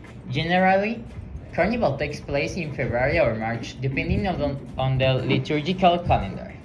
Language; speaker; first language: English; non-native, learner; Spanish